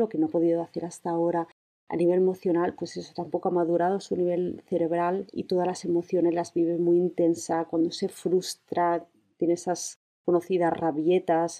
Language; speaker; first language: Spanish; native; Spanish